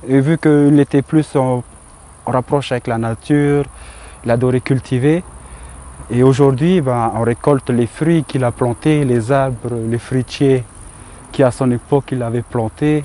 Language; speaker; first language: French; non-native, local second language; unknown